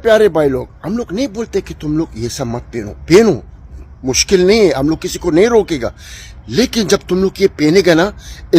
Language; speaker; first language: Hindi; non-native, learner; Arabic